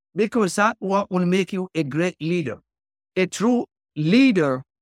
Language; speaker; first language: English; non-native, fluent; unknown